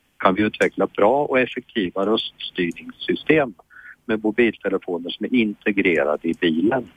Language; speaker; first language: Swedish; native; Swedish